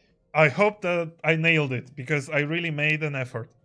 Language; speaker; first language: English; non-native, fluent; Polish